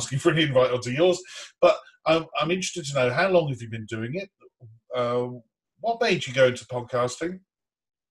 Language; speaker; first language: English; native; English